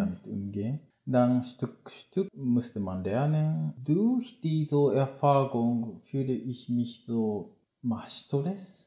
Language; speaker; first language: German; non-native, learner; Japanese